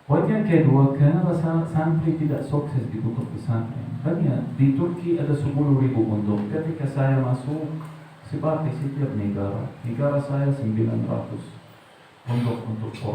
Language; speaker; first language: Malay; non-native, learner; Arabic